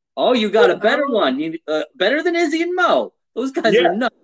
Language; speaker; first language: English; native; English